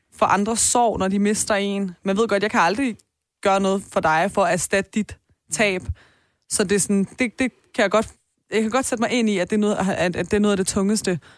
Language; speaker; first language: Danish; early bilingual, other home language; Persian